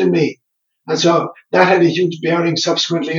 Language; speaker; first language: English; non-native, local second language; Irish